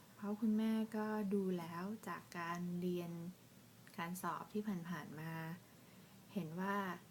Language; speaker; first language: Thai; native; Thai